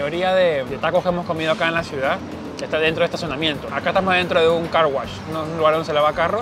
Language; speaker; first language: Spanish; native; Spanish